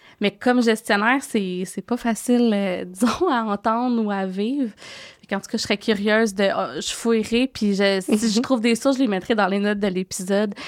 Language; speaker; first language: French; native; French